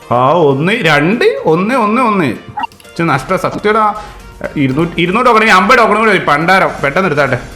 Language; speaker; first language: Malayalam; native; Malayalam